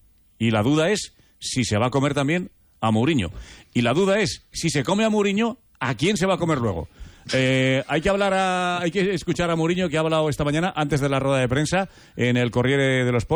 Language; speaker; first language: Spanish; native; Spanish